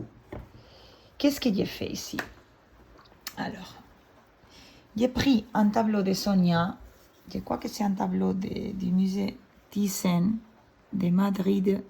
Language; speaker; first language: French; non-native, fluent; Spanish